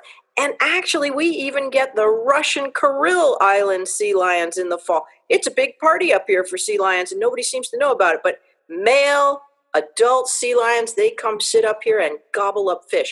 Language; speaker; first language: English; native; English